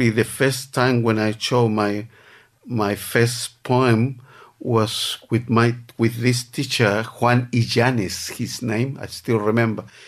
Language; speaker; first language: English; non-native, fluent; Spanish